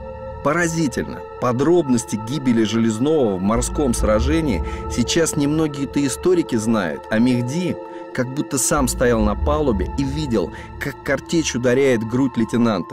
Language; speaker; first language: Russian; native; Russian